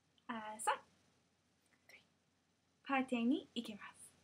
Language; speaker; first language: Japanese; non-native, learner; English